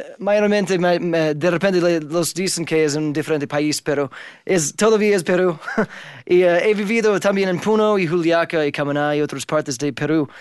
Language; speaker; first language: Spanish; non-native, fluent; English